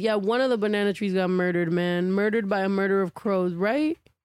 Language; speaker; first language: English; early bilingual, other home language; Spanish